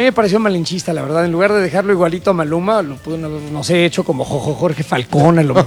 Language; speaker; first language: Spanish; native; Spanish